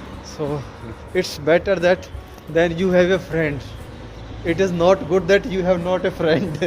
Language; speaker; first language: English; non-native, local second language; Hindi